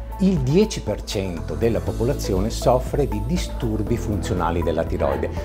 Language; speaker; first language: Italian; native; Italian